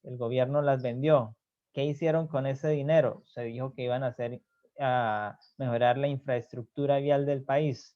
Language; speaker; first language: Spanish; native; Spanish